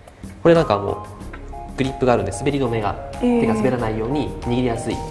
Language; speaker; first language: Japanese; native; Japanese